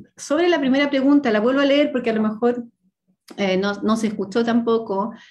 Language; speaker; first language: Spanish; native; Spanish